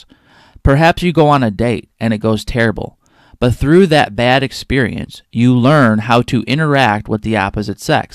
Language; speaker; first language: English; native; English